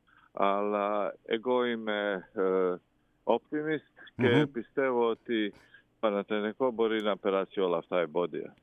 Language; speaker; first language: Greek; non-native, fluent; Croatian